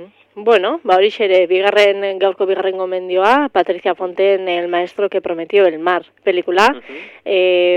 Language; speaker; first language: Basque; native; Basque